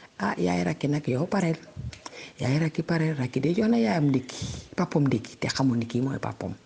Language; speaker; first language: Wolof; non-native, local second language; Jola-Fonyi